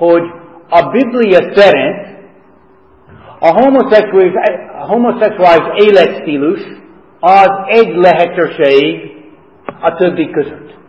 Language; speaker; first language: Hungarian; non-native, fluent; English